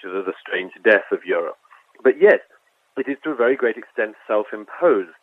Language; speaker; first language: English; native; English